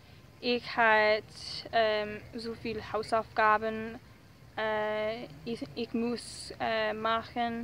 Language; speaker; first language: German; non-native, learner; English